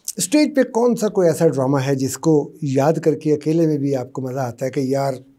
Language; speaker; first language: Urdu; non-native, local second language; Punjabi